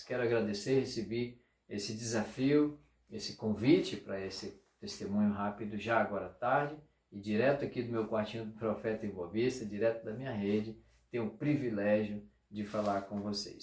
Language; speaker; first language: Portuguese; native; Portuguese